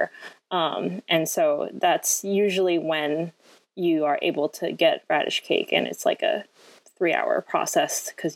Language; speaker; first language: English; non-native, local second language; Cantonese